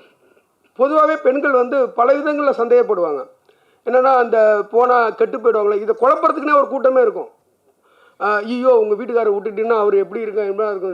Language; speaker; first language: Tamil; native; Tamil